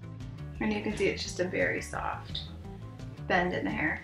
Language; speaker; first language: English; native; English